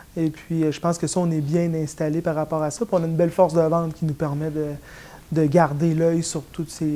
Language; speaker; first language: French; native; French